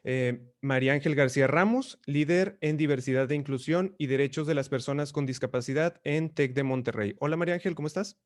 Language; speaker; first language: Spanish; native; Spanish